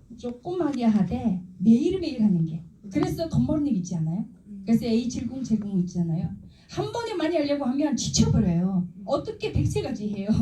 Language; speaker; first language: Korean; non-native, fluent; Mongolian